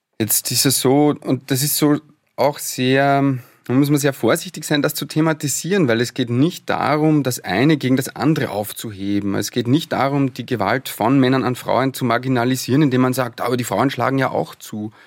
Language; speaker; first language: German; native; German